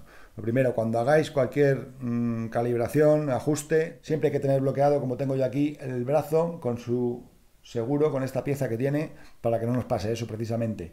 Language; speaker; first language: Spanish; native; Spanish